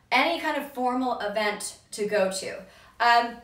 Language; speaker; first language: English; native; English